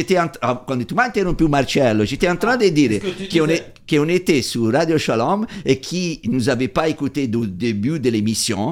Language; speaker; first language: French; non-native, fluent; Italian